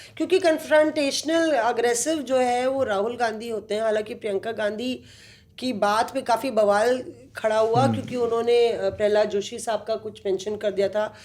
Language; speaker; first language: Hindi; native; Hindi